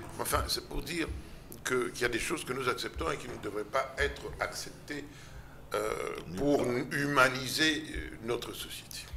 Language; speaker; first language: French; non-native, local second language; Lingala